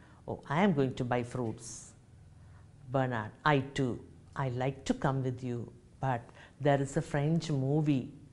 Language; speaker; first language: English; non-native, local second language; Malayalam